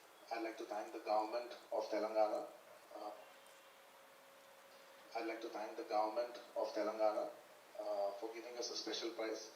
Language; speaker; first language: English; non-native, local second language; Telugu